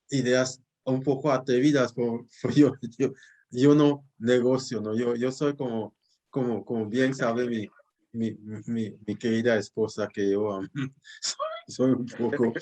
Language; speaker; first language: Spanish; non-native, fluent; English